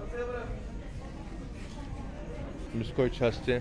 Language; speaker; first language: Russian; non-native, learner; Turkish